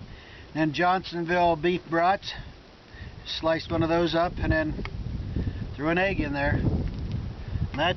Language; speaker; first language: English; native; English